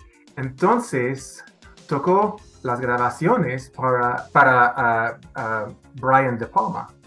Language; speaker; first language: Spanish; non-native, fluent; English